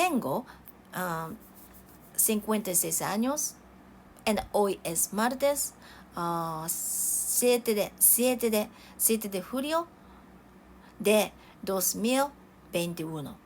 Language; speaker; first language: Spanish; non-native, learner; Japanese